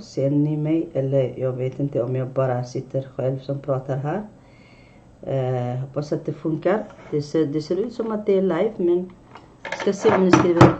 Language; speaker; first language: Swedish; non-native, fluent; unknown